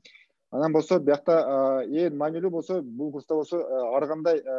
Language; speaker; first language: Kyrgyz; non-native, local second language; Russian